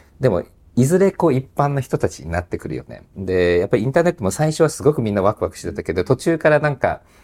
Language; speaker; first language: Japanese; native; Japanese